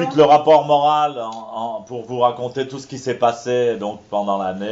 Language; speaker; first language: French; native; French